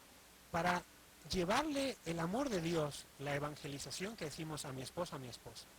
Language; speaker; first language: Spanish; native; Spanish